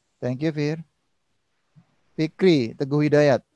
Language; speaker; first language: English; non-native, learner; Indonesian